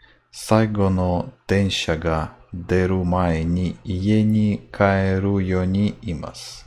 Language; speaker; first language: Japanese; non-native, learner; English